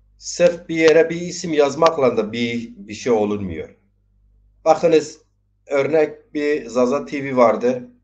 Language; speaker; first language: Turkish; non-native, local second language; Zaza